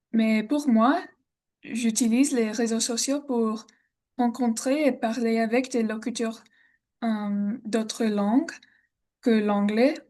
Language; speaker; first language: French; non-native, learner; English